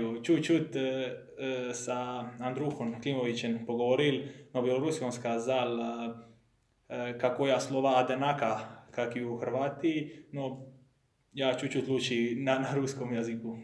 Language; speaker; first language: Russian; non-native, learner; Croatian